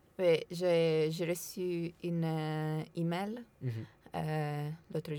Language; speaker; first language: French; non-native, learner; Italian